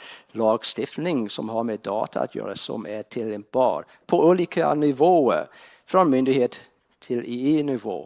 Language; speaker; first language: Swedish; non-native, fluent; English